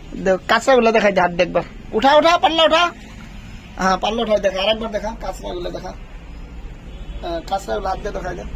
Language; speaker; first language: Hindi; non-native, local second language; Bangla